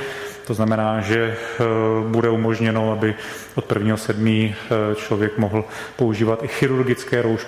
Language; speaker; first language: Czech; native; Czech